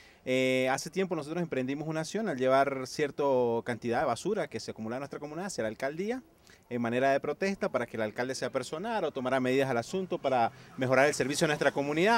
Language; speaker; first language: Spanish; native; Spanish